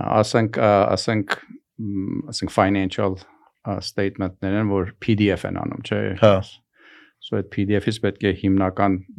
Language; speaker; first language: Armenian; early bilingual, heritage; Armenian